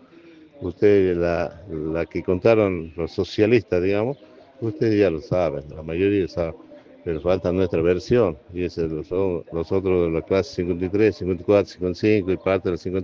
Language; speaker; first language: Spanish; native; Spanish